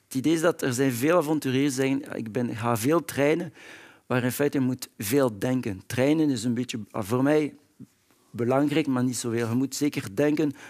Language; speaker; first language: Dutch; non-native, local second language; French